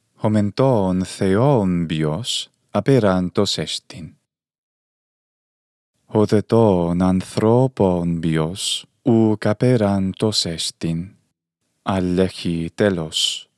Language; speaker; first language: Greek; non-native, fluent; English